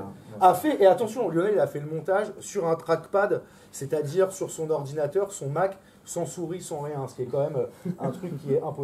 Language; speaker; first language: French; native; French